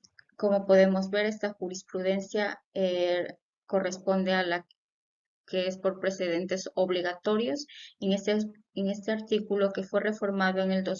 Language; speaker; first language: Spanish; native; Spanish